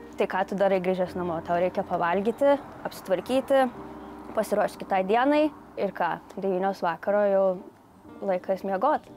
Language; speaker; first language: Lithuanian; native; Lithuanian